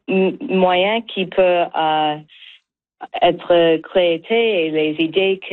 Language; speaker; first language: French; non-native, local second language; English